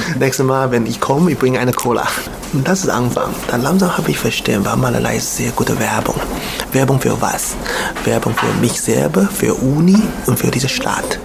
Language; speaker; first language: German; non-native, learner; Chinese